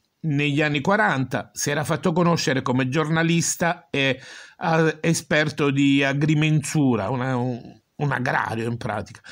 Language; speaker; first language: Italian; native; Italian